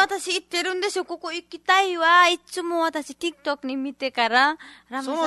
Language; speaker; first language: Japanese; non-native, learner; Nepali